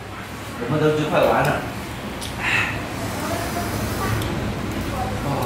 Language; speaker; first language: Chinese; non-native, learner; Vietnamese